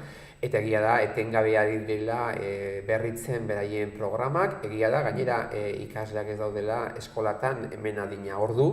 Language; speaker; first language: Basque; native; Basque